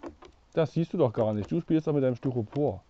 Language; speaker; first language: German; native; German